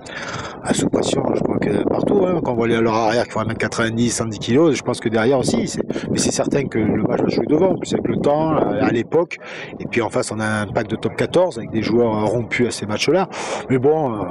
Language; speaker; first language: French; native; French